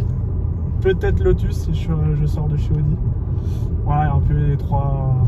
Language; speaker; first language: French; native; French